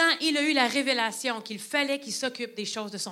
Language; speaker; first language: French; native; French